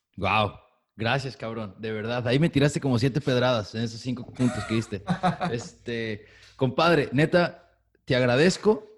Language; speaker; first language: Spanish; native; Spanish